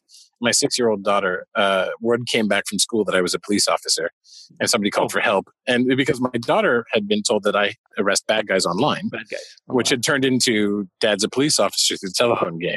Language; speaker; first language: English; native; English